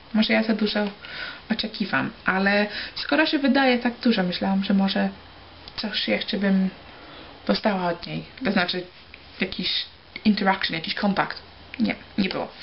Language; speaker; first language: Polish; early bilingual, heritage; Polish